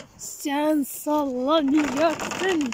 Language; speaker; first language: Turkish; non-native, learner; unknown